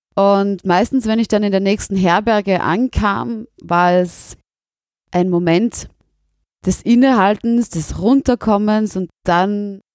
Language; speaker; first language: German; native; German